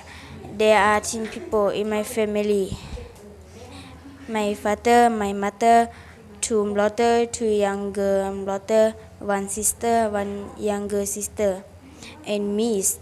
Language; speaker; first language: English; non-native, learner; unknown